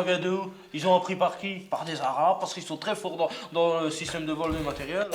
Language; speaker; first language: French; native; French